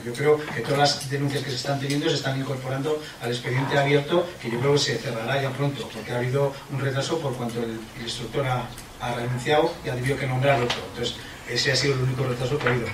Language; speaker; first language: Spanish; native; Spanish